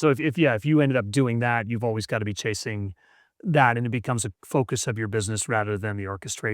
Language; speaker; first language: English; native; English